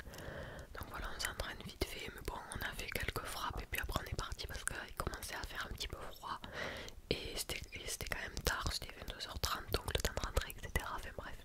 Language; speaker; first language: French; native; French